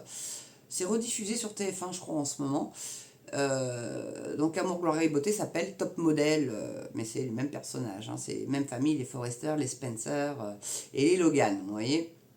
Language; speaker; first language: French; native; French